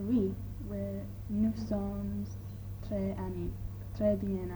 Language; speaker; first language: French; non-native, learner; English